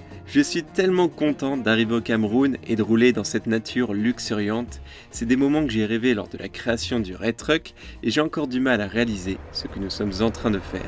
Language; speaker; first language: French; native; French